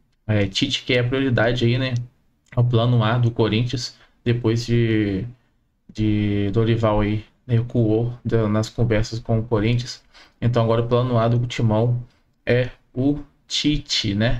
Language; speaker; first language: Portuguese; native; Portuguese